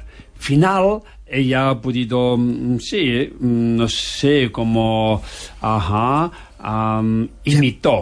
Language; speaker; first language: Spanish; non-native, fluent; Tibetan